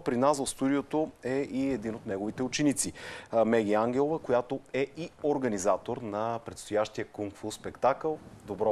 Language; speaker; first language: Bulgarian; native; Bulgarian